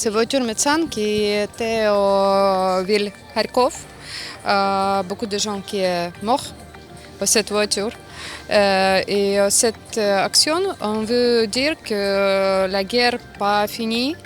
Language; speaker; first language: French; non-native, learner; Ukrainian